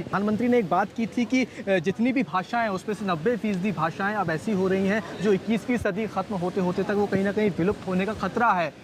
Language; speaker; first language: Hindi; native; Hindi